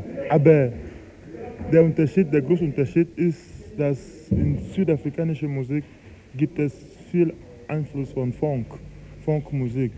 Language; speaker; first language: German; non-native, fluent; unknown